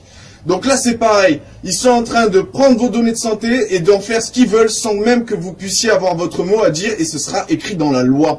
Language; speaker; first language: French; native; French